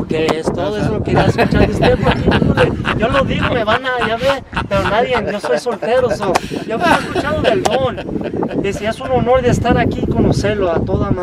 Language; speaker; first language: Spanish; early bilingual, heritage; Spanish